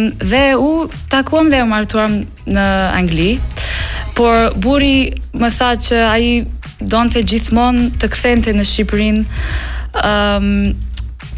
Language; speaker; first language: Albanian; non-native, learner; English